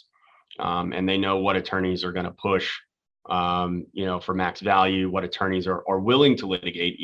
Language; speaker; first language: English; native; English